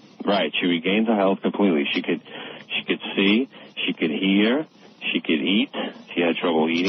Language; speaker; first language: English; native; English